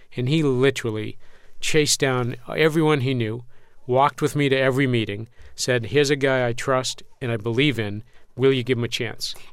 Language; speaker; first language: English; native; English